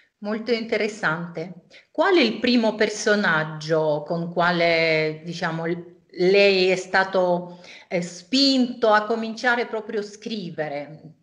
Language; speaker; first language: Italian; non-native, fluent; Russian